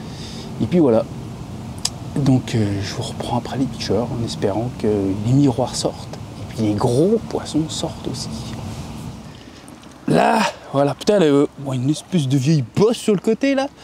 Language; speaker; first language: French; native; French